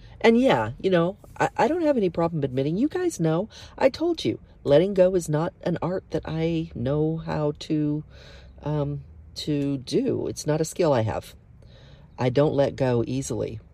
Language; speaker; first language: English; native; English